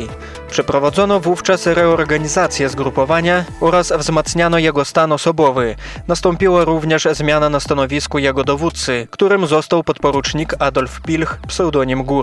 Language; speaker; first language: Polish; native; Polish